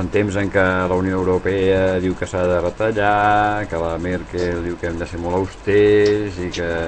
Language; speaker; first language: Catalan; native; Catalan